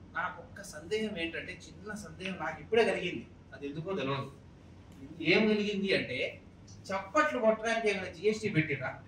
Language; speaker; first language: Telugu; non-native, local second language; Hindi